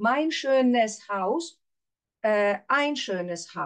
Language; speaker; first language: German; non-native, fluent; Greek